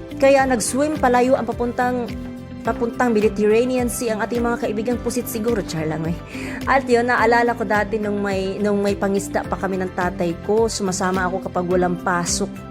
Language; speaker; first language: Filipino; non-native, local second language; Cebuano